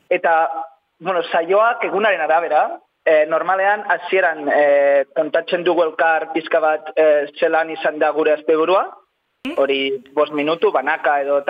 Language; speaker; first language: Basque; non-native, learner; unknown